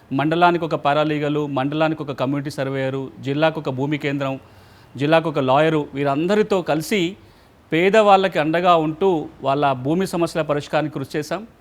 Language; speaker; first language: Telugu; native; Telugu